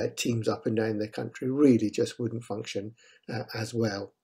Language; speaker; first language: English; native; English